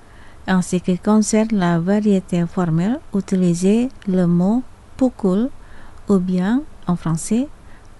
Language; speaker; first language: French; non-native, fluent; Indonesian